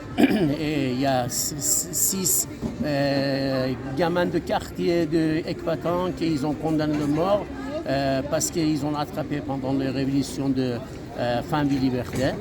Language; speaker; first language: French; non-native, fluent; Persian